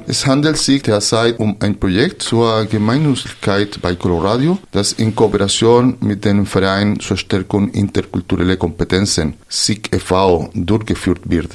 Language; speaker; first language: German; non-native, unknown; Spanish